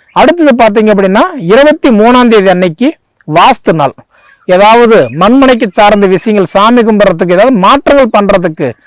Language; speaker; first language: Tamil; native; Tamil